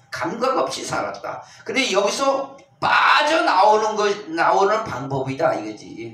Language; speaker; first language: Korean; native; Korean